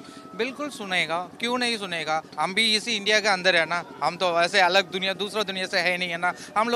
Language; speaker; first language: Hindi; non-native, local second language; Tamil